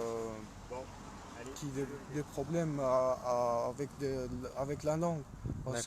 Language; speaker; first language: French; non-native, learner; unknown